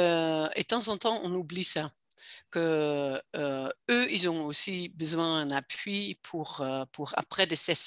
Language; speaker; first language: French; non-native, fluent; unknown